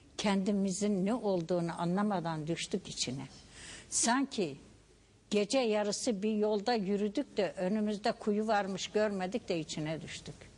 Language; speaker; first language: Turkish; non-native, local second language; Kurdish